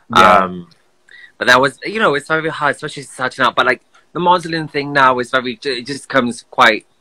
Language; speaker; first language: English; native; English